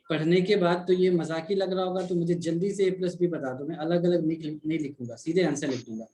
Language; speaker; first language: Hindi; native; Hindi